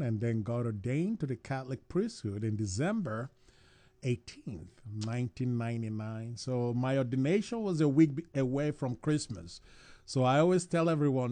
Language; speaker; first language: English; non-native, local second language; Igbo